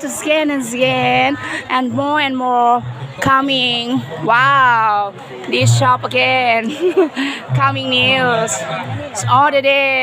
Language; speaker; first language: English; non-native, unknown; Thai